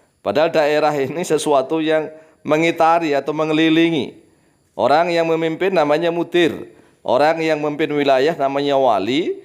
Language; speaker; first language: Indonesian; native; Indonesian